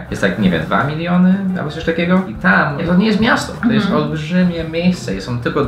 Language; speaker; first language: Polish; non-native, fluent; English